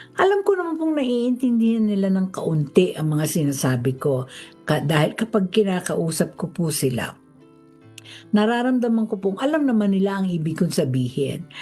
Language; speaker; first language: Filipino; native; Filipino